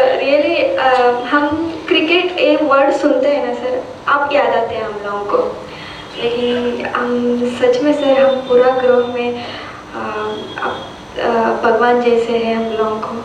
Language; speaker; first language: Hindi; non-native, local second language; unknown